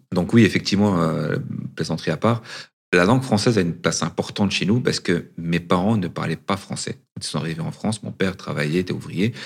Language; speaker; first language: French; early bilingual, other home language; Arabic